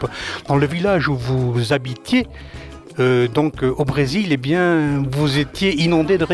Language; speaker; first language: French; native; French